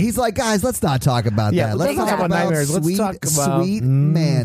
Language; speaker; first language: English; native; English